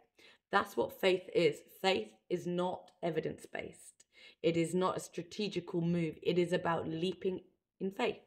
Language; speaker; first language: English; native; English